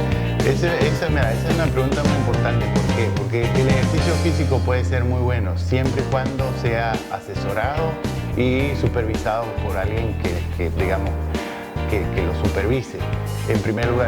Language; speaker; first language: Spanish; native; Spanish